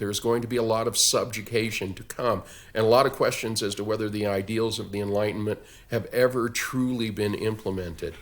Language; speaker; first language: English; native; English